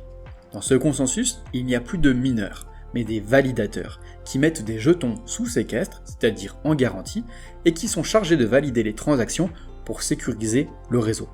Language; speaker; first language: French; native; French